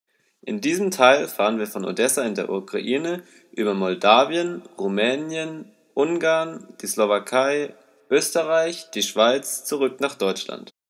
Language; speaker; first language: German; native; German